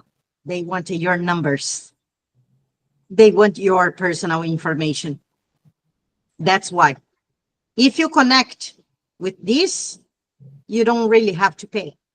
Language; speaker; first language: English; non-native, fluent; Portuguese